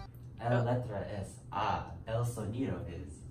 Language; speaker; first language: Spanish; non-native, learner; English